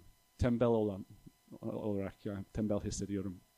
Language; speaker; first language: Turkish; non-native, fluent; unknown